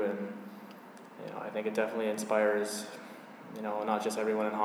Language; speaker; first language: English; native; English